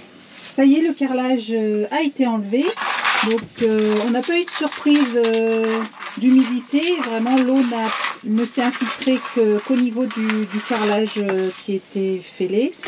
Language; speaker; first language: French; native; French